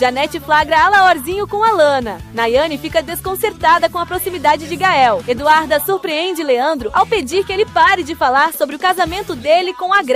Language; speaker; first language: Portuguese; native; Portuguese